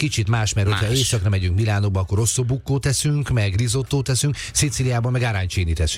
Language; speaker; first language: Hungarian; native; Hungarian